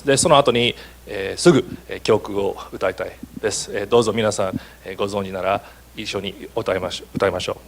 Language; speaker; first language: Japanese; non-native, fluent; English